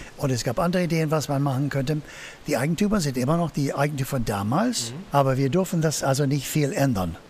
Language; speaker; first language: German; non-native, fluent; English